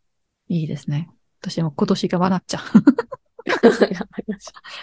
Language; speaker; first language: Japanese; non-native, learner; German